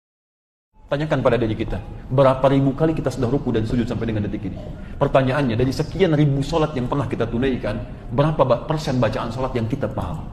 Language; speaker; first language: Indonesian; native; Indonesian